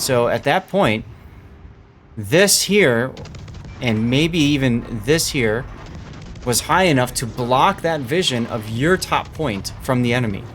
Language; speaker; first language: English; native; English